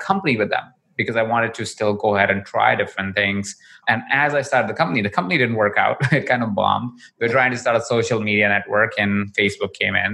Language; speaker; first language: English; non-native, local second language; Hindi